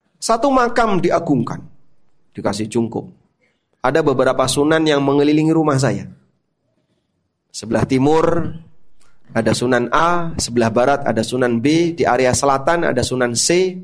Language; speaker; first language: Indonesian; non-native, local second language; Javanese